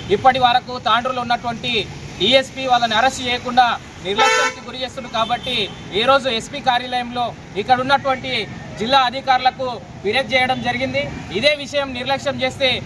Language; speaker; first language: Telugu; native; Telugu